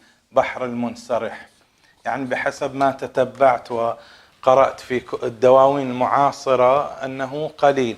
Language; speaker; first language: Arabic; native; Arabic